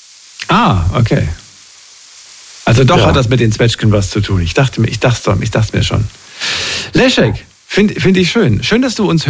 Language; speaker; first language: German; native; German